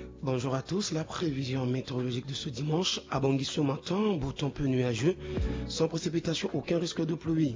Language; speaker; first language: French; non-native, local second language; Sango